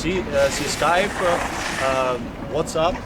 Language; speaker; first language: Spanish; non-native, learner; Ukrainian